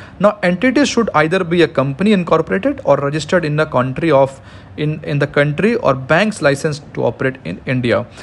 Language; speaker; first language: English; non-native, local second language; Hindi